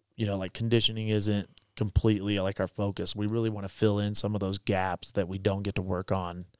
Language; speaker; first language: English; native; English